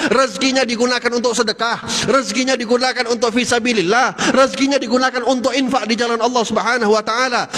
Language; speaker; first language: Malay; native; Malay